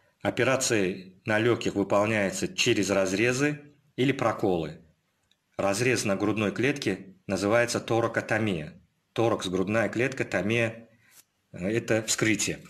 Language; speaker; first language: Russian; non-native, local second language; Uzbek